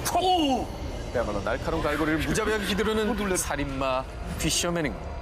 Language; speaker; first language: Korean; native; Korean